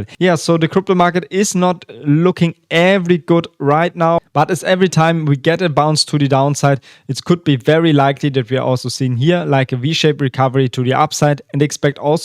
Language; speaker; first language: English; non-native, fluent; German